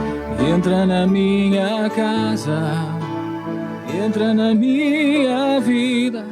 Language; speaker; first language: Portuguese; native; Portuguese